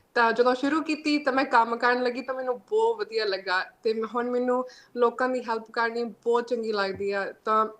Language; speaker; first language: Punjabi; early bilingual, heritage; Punjabi